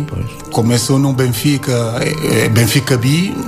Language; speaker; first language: Portuguese; non-native, learner; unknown